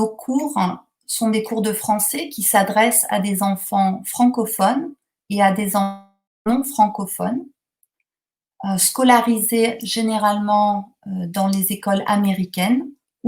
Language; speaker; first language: French; native; French